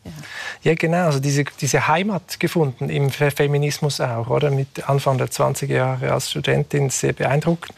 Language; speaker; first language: German; native; German